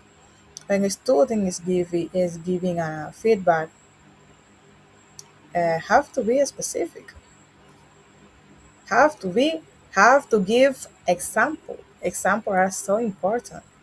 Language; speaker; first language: English; non-native, learner; Spanish